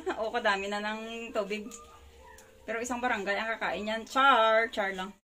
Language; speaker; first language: Filipino; non-native, local second language; Hiligaynon